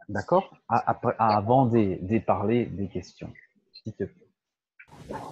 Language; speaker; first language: French; non-native, fluent; Portuguese